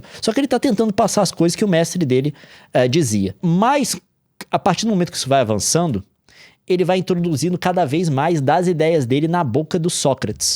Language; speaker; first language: Portuguese; native; Portuguese